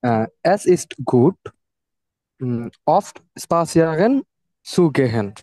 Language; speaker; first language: German; non-native, learner; Bangla